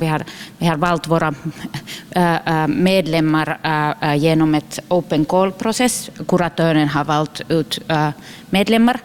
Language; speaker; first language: Swedish; non-native, local second language; Finnish